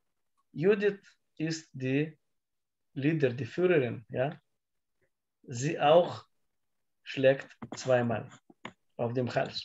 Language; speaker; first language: German; non-native, learner; Russian